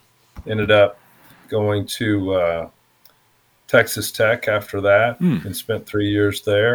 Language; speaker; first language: English; native; English